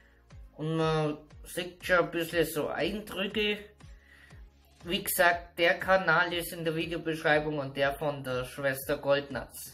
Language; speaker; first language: German; native; German